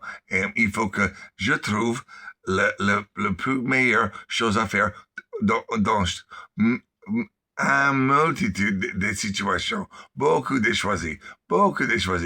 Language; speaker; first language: French; non-native, learner; English